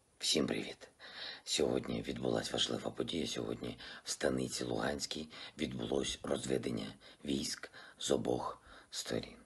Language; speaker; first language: Ukrainian; non-native, local second language; Russian